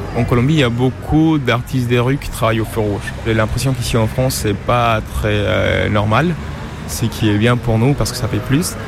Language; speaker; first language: French; non-native, fluent; Spanish